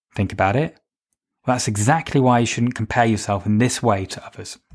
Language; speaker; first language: English; native; English